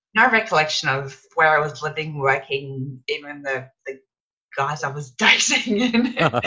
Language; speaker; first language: English; native; English